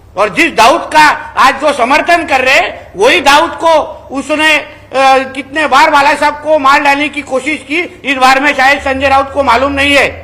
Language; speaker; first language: Hindi; non-native, local second language; Marathi